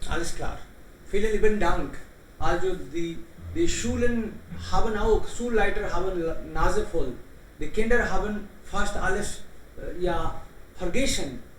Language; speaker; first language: German; non-native, fluent; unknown